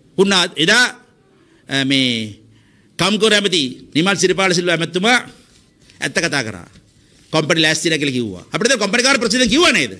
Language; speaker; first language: Sinhala; non-native, local second language; Tamil